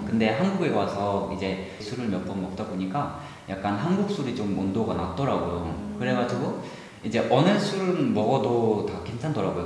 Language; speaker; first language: Korean; non-native, fluent; Uzbek